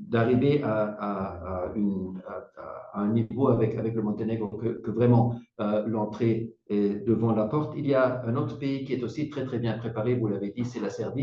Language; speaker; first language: French; non-native, fluent; German